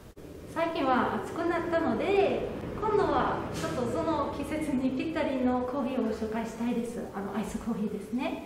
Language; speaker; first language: Japanese; non-native, fluent; German